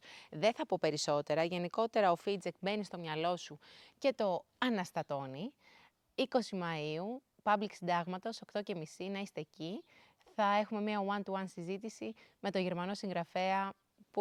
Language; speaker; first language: Greek; native; Greek